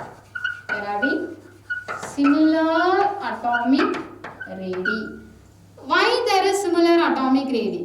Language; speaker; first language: English; non-native, local second language; Tamil